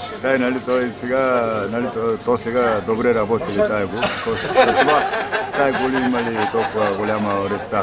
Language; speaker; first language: Bulgarian; non-native, learner; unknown